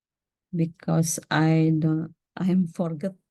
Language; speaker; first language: English; non-native, learner; Indonesian